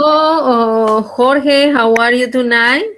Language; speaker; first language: English; non-native, fluent; Spanish